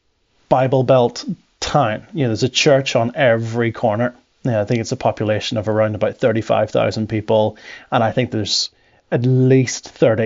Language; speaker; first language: English; native; English